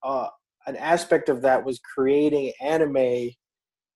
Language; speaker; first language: English; non-native, local second language; Filipino